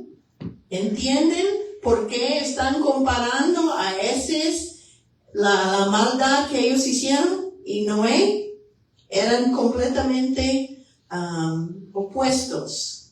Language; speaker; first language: Spanish; non-native, fluent; English